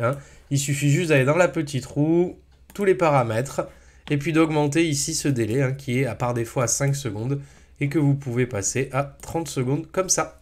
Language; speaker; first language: French; native; French